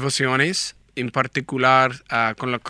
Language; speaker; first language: Spanish; non-native, learner; English